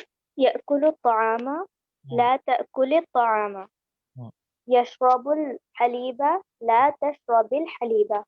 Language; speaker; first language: Arabic; non-native, learner; Urdu